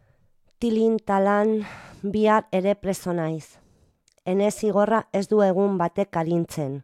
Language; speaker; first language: Basque; non-native, local second language; Spanish